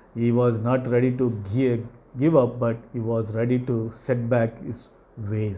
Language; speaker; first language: English; non-native, local second language; Telugu